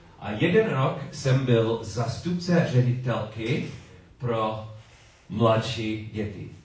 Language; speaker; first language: Czech; non-native, learner; English